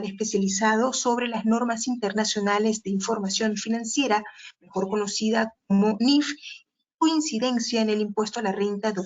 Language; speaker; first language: Spanish; native; Spanish